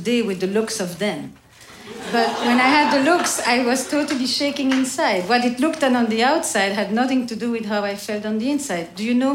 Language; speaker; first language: English; non-native, fluent; French